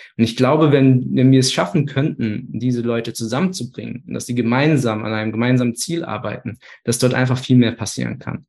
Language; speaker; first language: German; early bilingual, other home language; Turkish